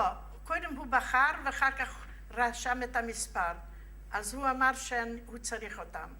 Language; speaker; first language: Hebrew; non-native, fluent; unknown